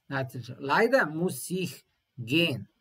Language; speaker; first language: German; non-native, learner; Serbian